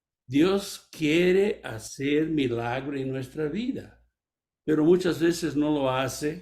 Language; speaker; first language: Spanish; non-native, fluent; Portuguese